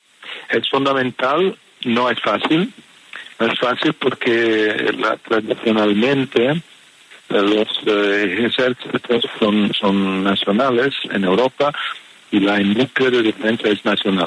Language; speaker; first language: Spanish; non-native, fluent; Italian